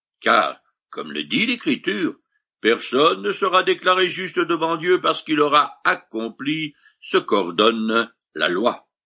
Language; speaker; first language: French; native; French